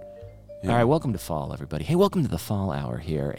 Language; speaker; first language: English; native; English